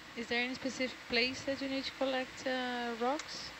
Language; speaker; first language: English; non-native, fluent; Portuguese